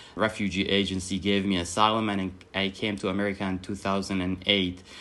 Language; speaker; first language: English; non-native, fluent; Arabic